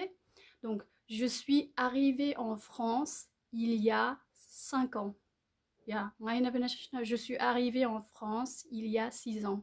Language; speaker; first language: French; non-native, learner; Tibetan